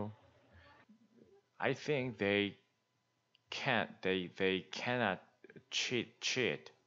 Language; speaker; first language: English; non-native, learner; Korean